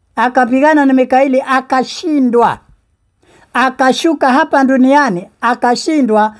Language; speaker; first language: Swahili; non-native, local second language; Meru